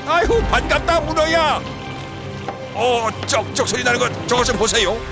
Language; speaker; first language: Korean; native; Korean